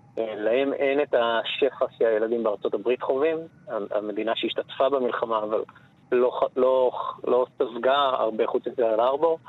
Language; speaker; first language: Hebrew; native; Hebrew